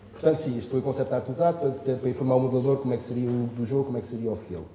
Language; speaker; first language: Portuguese; non-native, fluent; French